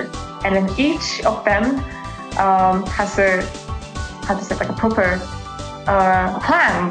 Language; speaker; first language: English; non-native, fluent; Japanese